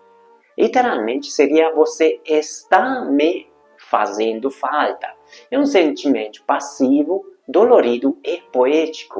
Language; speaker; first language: Portuguese; non-native, fluent; Hungarian